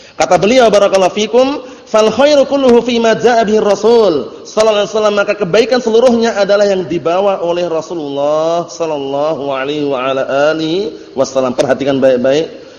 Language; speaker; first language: Indonesian; native; Indonesian